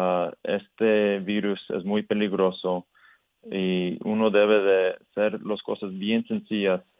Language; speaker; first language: Spanish; early bilingual, heritage; Spanish